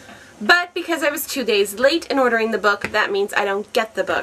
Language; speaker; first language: English; native; English